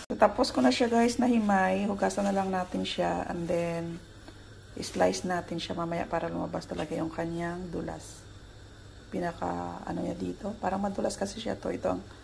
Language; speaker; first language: Filipino; non-native, local second language; Hiligaynon